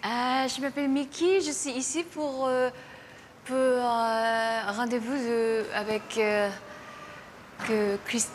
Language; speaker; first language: French; non-native, learner; Japanese